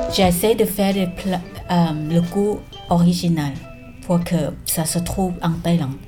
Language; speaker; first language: French; non-native, learner; Thai